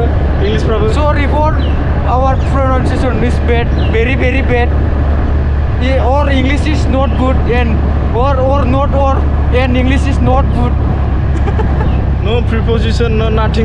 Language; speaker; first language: English; non-native, learner; Bodo